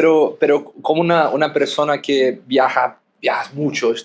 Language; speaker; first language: Spanish; non-native, fluent; Portuguese